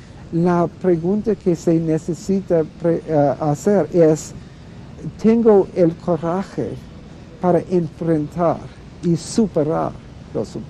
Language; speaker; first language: Spanish; non-native, fluent; English